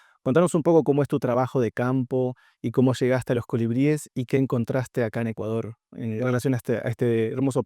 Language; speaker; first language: Spanish; native; Spanish